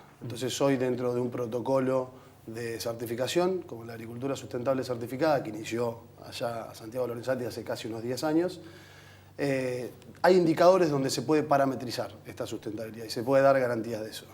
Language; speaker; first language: Spanish; native; Spanish